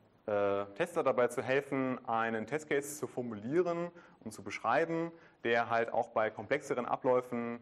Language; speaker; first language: German; native; German